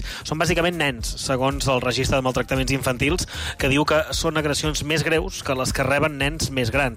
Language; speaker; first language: Catalan; native; Catalan